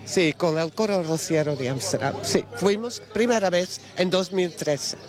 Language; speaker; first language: Spanish; non-native, learner; Dutch